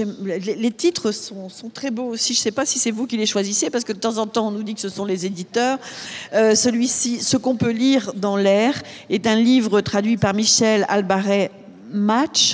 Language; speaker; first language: French; native; French